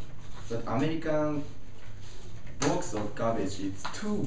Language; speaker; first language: English; non-native, learner; Japanese